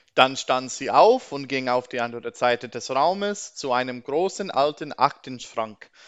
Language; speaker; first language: German; non-native, learner; English